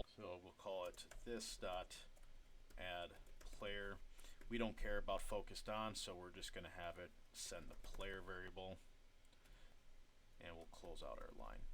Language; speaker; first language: English; native; English